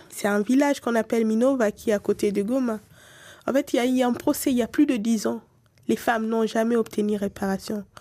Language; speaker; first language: French; non-native, local second language; Swahili